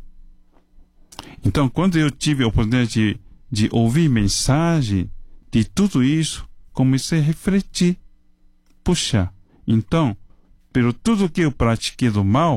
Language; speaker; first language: Portuguese; non-native, fluent; Chinese